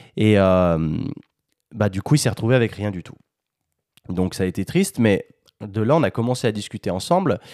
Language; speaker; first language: French; native; French